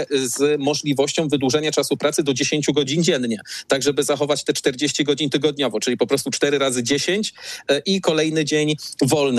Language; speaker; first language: Polish; native; Polish